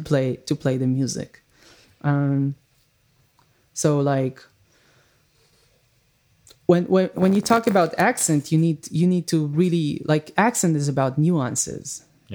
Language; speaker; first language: English; non-native, fluent; Hebrew